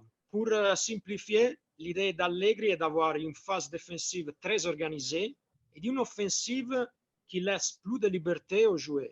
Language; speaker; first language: French; non-native, fluent; Italian